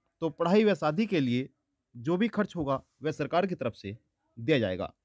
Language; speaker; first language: Hindi; native; Hindi